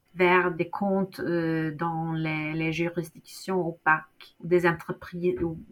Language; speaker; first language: French; non-native, fluent; Norwegian